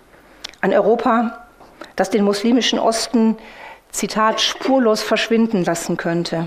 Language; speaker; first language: German; native; German